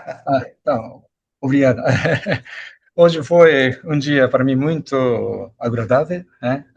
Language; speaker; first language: Portuguese; non-native, fluent; Japanese